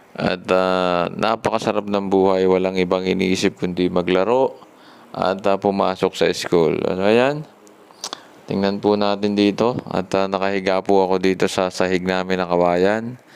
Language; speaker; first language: Filipino; native; Filipino